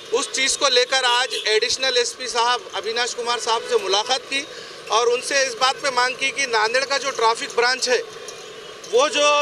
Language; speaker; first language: Hindi; non-native, local second language; Urdu